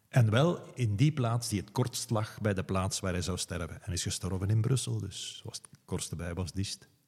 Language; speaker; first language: Dutch; native; Dutch